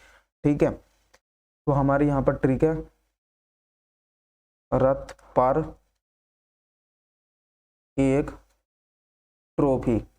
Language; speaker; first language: Hindi; native; Hindi